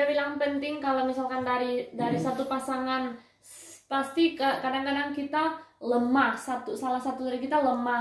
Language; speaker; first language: Indonesian; non-native, fluent; Spanish